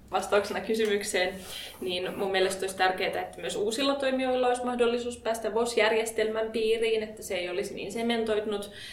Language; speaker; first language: Finnish; native; Finnish